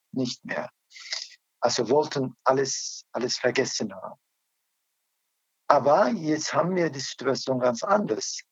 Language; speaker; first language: German; non-native, learner; Turkish